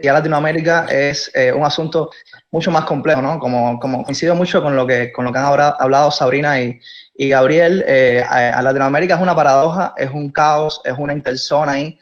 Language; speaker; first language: Spanish; native; Spanish